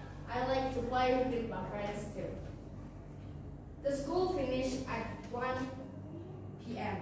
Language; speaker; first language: English; non-native, learner; Indonesian